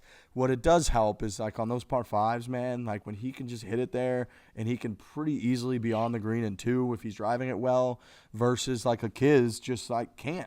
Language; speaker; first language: English; native; English